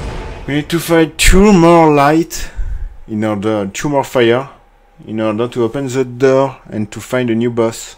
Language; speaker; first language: English; non-native, learner; French